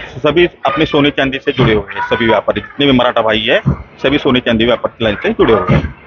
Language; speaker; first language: Hindi; non-native, local second language; Marathi